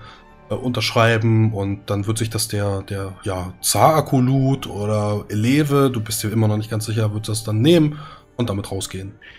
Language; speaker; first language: German; native; German